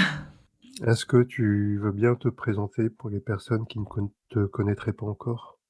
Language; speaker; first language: French; native; French